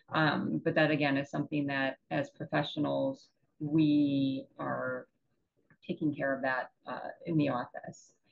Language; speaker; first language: English; native; English